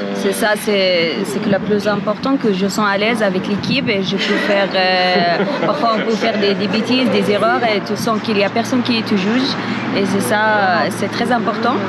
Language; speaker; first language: French; non-native, learner; Arabic